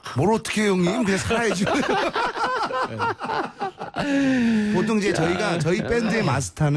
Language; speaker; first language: Korean; native; Korean